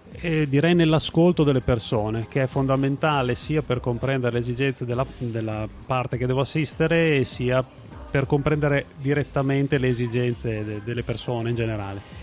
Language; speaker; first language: Italian; native; Italian